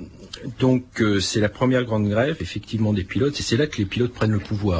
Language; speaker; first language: French; native; French